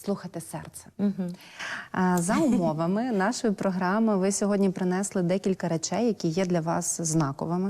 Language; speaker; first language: Ukrainian; native; Ukrainian